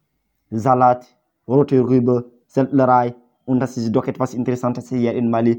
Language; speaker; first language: German; non-native, learner; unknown